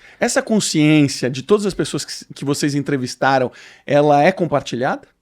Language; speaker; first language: Portuguese; native; Portuguese